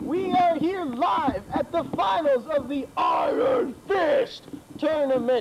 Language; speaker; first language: English; native; English